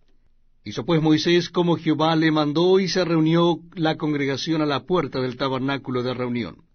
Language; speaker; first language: Spanish; native; Spanish